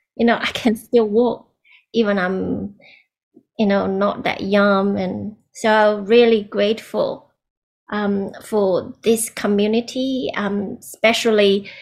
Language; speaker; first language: English; non-native, learner; Chinese